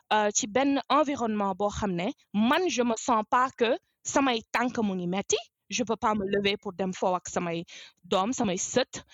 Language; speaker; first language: French; non-native, local second language; Wolof